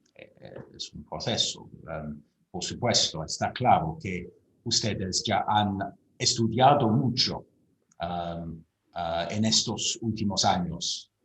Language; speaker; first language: Spanish; non-native, fluent; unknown